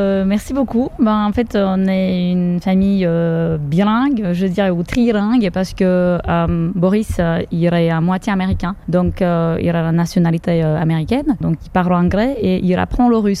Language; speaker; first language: French; non-native, fluent; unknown